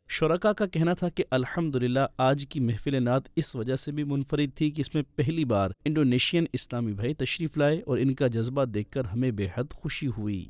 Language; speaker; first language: Urdu; native; Urdu